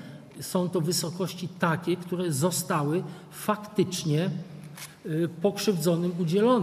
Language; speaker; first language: Polish; native; Polish